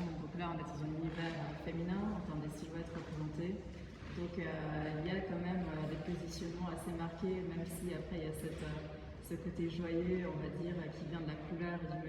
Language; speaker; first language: French; native; French